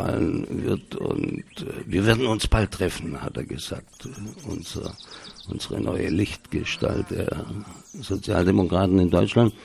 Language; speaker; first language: German; native; German